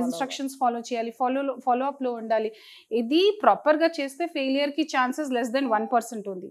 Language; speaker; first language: Telugu; non-native, fluent; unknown